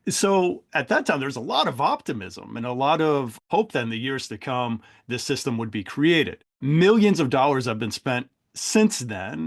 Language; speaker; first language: English; native; English